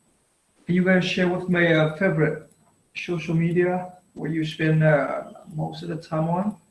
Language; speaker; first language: English; non-native, fluent; Vietnamese